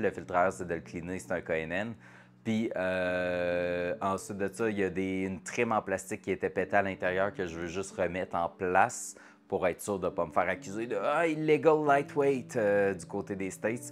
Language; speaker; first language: French; native; French